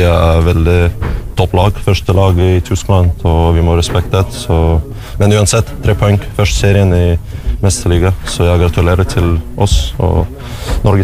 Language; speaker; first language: Norwegian; non-native, learner; Russian